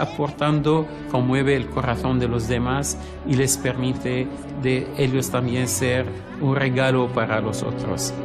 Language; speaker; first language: Spanish; non-native, fluent; Arabic